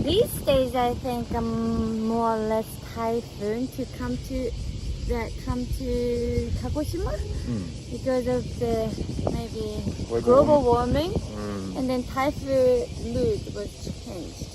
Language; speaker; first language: English; non-native, fluent; Japanese